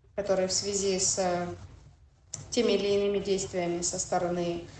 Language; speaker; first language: Russian; native; Russian